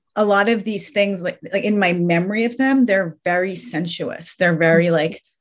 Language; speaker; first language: English; early bilingual, other home language; Persian